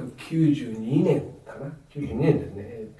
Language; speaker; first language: Japanese; native; Japanese